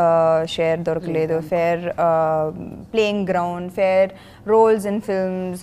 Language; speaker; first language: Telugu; non-native, fluent; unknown